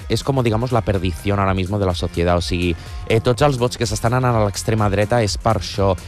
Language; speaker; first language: Catalan; non-native, local second language; Spanish